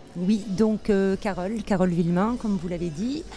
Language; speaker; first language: French; native; French